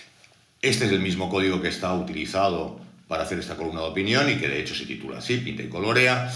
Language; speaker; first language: Spanish; native; Spanish